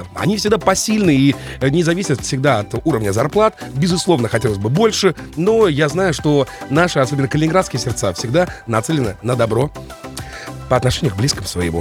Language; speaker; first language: Russian; native; Russian